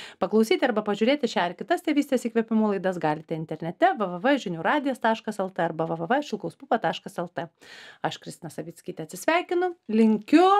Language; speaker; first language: Lithuanian; native; Lithuanian